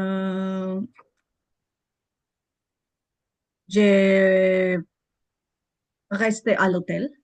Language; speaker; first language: French; non-native, learner; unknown